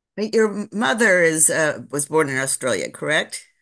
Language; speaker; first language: English; native; English